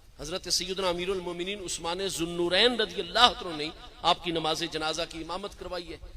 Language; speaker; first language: Urdu; non-native, local second language; Punjabi